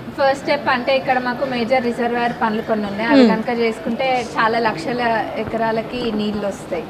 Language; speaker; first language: Telugu; native; Telugu